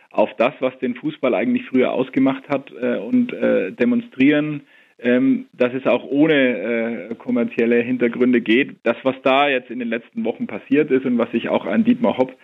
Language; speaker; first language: German; native; German